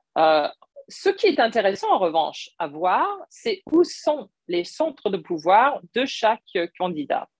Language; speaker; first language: French; non-native, fluent; English